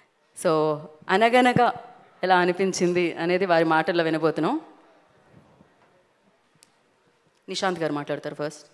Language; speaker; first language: Telugu; native; Telugu